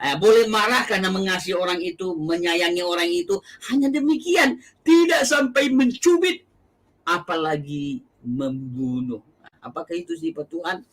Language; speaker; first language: Indonesian; non-native, local second language; Achinese